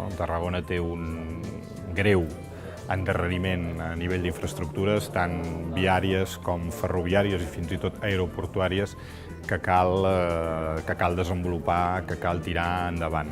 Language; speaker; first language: Catalan; native; Catalan